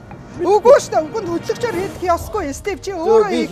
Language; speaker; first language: Mongolian; native; Mongolian